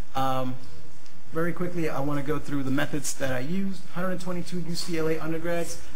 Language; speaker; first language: English; native; English